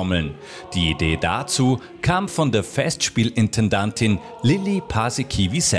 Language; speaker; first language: German; native; German